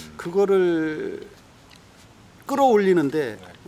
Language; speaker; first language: Korean; native; Korean